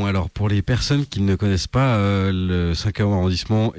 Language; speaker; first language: French; native; French